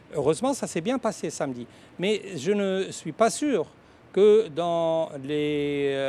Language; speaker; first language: French; non-native, local second language; Arabic